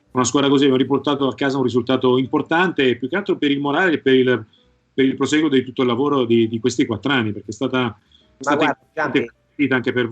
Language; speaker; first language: Italian; native; Italian